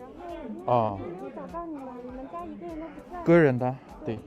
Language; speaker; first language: Chinese; non-native, fluent; English